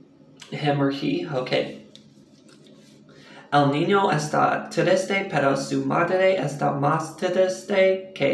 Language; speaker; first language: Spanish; non-native, learner; English